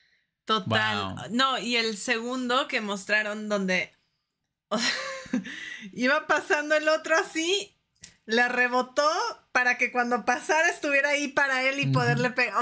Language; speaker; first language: Spanish; early bilingual, heritage; Spanish